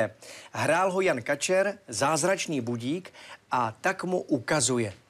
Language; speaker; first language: Czech; native; Czech